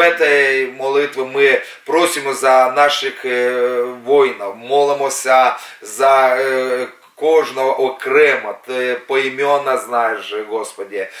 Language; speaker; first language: Ukrainian; non-native, local second language; Russian